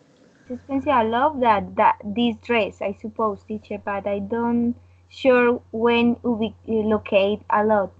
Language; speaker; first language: English; non-native, learner; Spanish